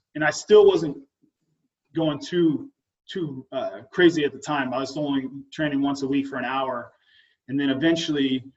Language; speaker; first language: English; native; English